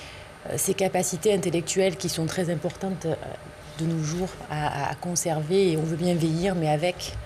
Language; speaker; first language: French; native; French